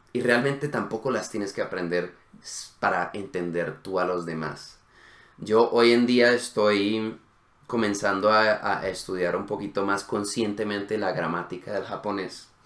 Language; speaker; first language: Spanish; native; Spanish